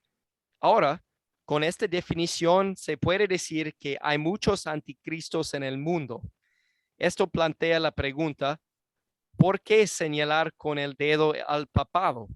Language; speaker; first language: Spanish; non-native, fluent; English